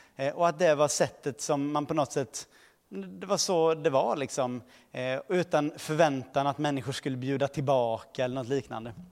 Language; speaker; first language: Swedish; early bilingual, other home language; Portuguese